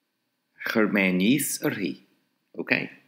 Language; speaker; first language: Irish; non-native, local second language; English